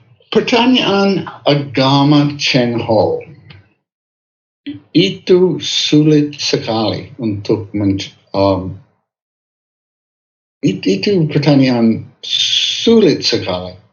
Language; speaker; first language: Indonesian; non-native, fluent; English